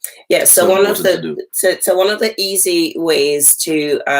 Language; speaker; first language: English; native; English